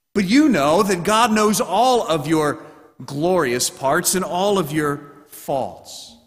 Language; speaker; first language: English; native; English